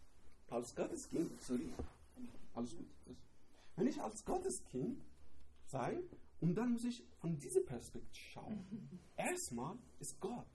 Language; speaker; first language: German; non-native, learner; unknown